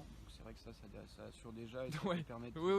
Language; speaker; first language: French; native; French